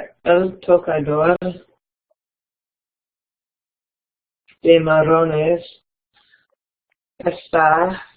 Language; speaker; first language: Spanish; non-native, learner; English